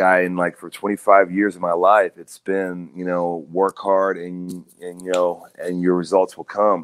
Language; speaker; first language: English; native; English